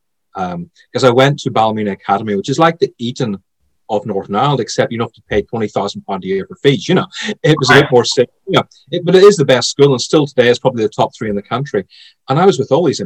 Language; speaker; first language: English; native; English